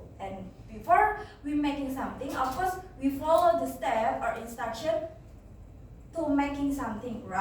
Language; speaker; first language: English; non-native, learner; Indonesian